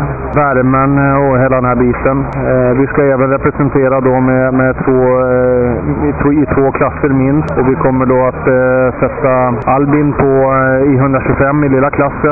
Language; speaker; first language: Swedish; native; Swedish